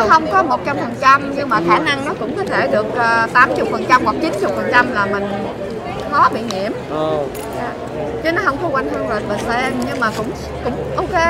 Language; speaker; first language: Vietnamese; native; Vietnamese